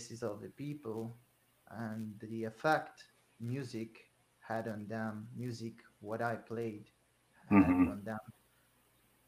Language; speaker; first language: English; non-native, fluent; Hungarian